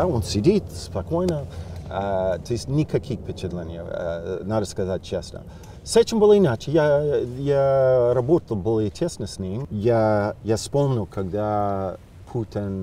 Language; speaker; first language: Russian; non-native, fluent; English